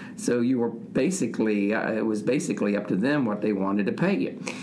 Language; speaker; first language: English; native; English